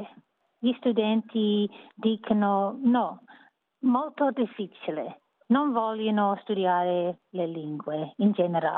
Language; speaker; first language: Italian; non-native, learner; English